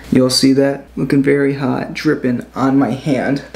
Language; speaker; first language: English; native; English